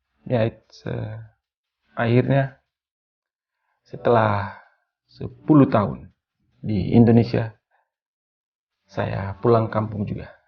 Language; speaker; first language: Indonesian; non-native, fluent; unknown